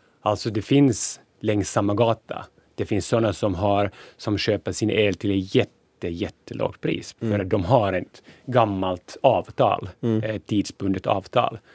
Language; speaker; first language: Swedish; non-native, local second language; Finnish